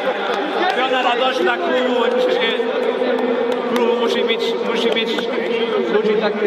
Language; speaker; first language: Polish; non-native, learner; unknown